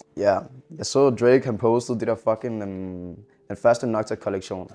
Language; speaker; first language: Danish; early bilingual, other home language; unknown